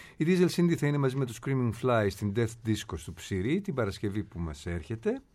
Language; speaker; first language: Greek; native; Greek